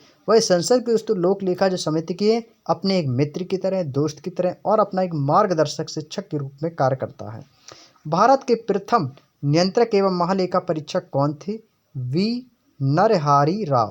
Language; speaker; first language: Hindi; native; Hindi